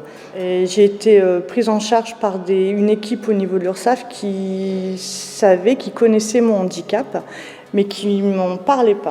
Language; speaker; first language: French; native; French